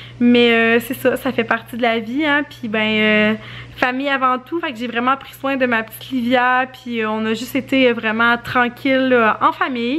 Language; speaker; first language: French; native; French